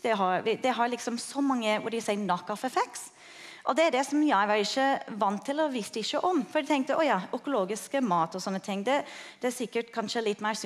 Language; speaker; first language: Norwegian; non-native, fluent; English